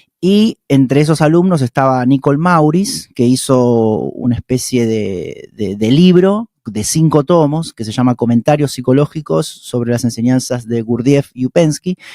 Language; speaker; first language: Spanish; native; Spanish